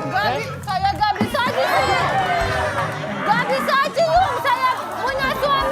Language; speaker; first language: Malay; non-native, learner; Russian